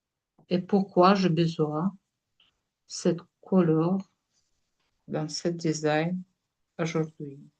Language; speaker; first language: French; non-native, learner; Russian